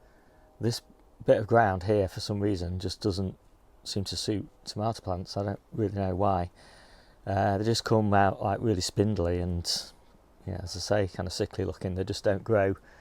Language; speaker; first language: English; native; English